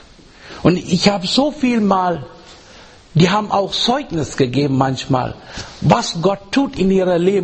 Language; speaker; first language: German; non-native, learner; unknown